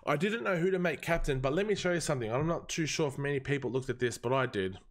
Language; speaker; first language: English; native; English